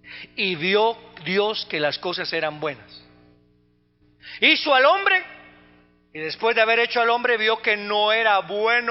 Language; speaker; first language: Spanish; native; Spanish